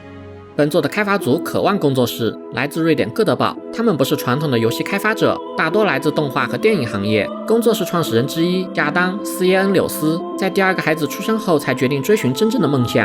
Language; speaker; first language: Chinese; native; Chinese